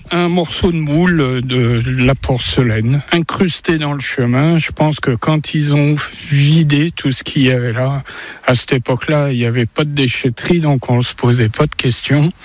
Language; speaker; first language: French; native; French